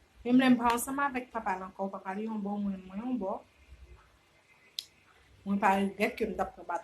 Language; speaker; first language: French; non-native, learner; Haitian Creole